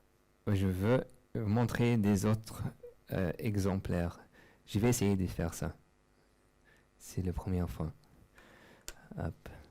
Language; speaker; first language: French; non-native, fluent; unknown